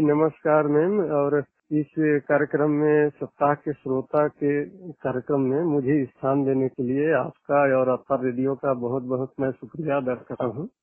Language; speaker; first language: Hindi; non-native, local second language; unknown